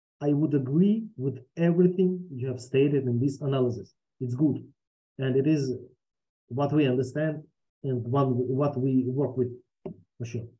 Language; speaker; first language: English; non-native, fluent; Russian